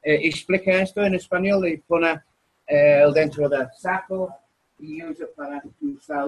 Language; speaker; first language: Spanish; non-native, learner; English